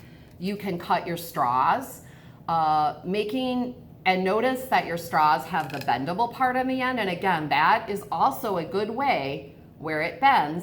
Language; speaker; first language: English; native; English